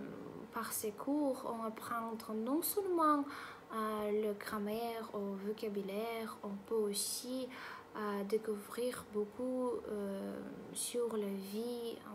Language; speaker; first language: French; non-native, learner; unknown